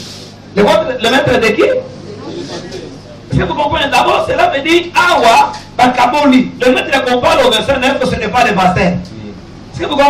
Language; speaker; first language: French; non-native, local second language; Lingala